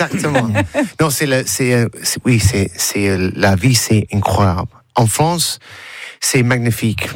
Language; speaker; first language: French; non-native, learner; English